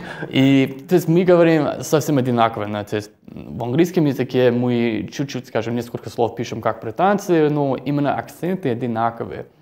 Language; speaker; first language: Russian; non-native, fluent; English